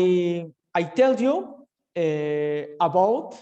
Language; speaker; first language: English; non-native, learner; Spanish